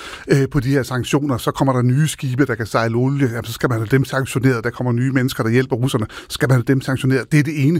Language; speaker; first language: Danish; native; Danish